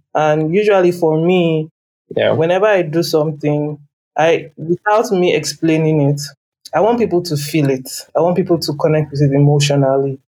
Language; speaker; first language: English; non-native, local second language; Yoruba